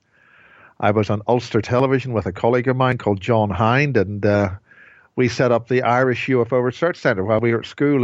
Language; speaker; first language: English; native; English